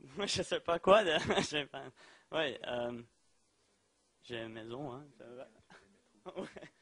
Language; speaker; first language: French; non-native, learner; Dutch